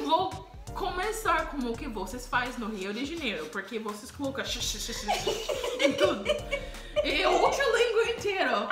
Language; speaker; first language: Portuguese; non-native, fluent; English